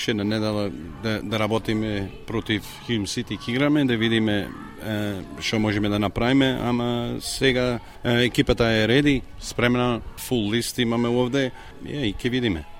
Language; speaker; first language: Macedonian; early bilingual, heritage; Macedonian